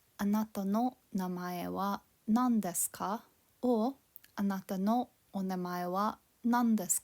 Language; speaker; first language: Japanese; non-native, fluent; English